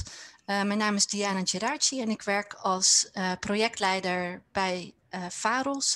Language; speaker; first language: Dutch; native; Dutch